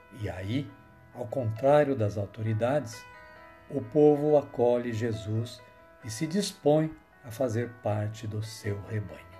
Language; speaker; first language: Portuguese; native; Portuguese